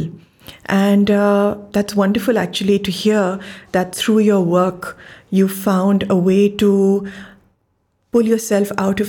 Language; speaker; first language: English; non-native, local second language; Urdu